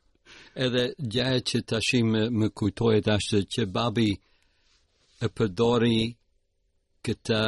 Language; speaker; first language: Albanian; early bilingual, heritage; Albanian